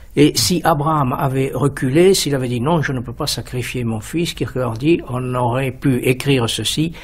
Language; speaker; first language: French; native; French